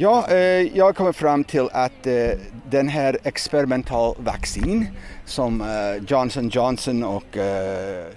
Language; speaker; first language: Swedish; non-native, fluent; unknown